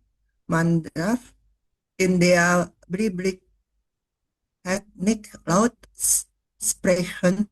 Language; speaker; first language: German; non-native, learner; Indonesian